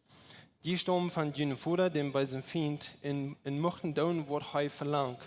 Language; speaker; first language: German; non-native, learner; Plautdietsch